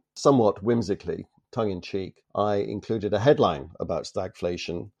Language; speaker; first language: English; native; English